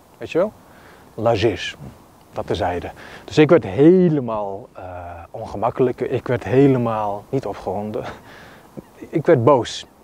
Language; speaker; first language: Dutch; early bilingual, other home language; Bosnian